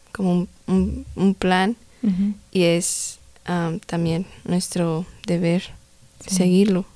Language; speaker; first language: Spanish; early bilingual, heritage; Spanish